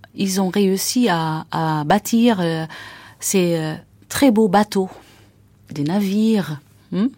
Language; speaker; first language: French; non-native, fluent; Arabic